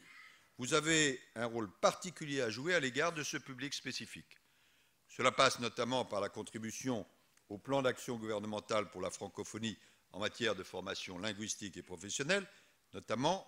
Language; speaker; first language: French; native; French